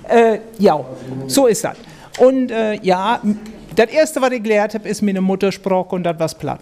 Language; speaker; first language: German; non-native, local second language; Low German